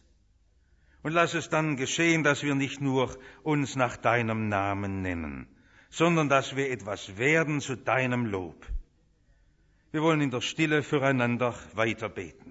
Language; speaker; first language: German; native; German